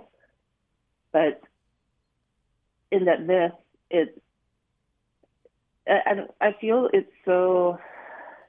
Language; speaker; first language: English; native; English